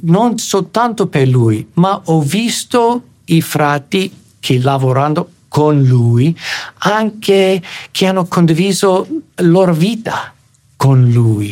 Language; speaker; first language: Italian; non-native, fluent; English